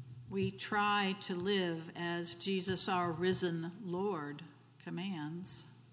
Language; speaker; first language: English; native; English